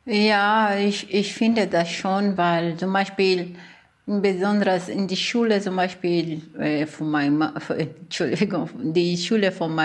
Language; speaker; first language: German; non-native, learner; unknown